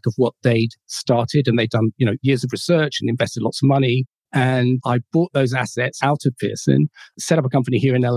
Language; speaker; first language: English; native; English